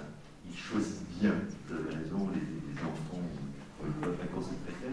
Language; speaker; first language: French; native; French